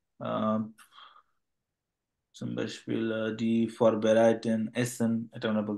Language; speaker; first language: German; non-native, fluent; Bangla